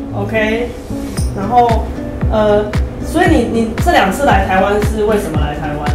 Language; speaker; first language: Chinese; native; Chinese